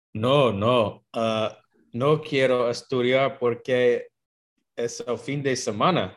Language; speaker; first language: Spanish; non-native, learner; English